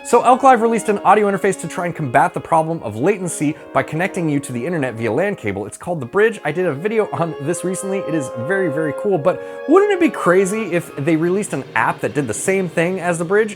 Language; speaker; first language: English; native; English